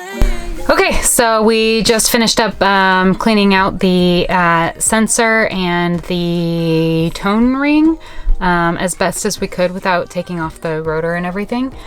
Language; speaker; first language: English; native; English